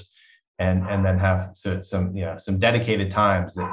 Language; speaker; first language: English; native; English